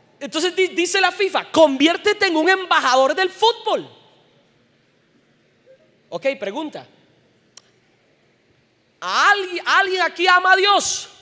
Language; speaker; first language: Spanish; native; Spanish